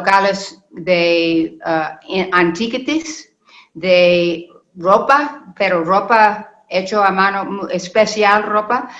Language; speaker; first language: Spanish; non-native, learner; English